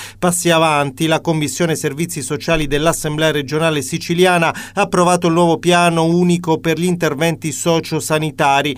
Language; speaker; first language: Italian; native; Italian